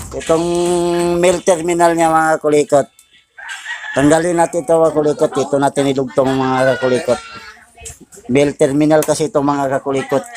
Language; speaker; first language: Filipino; native; Filipino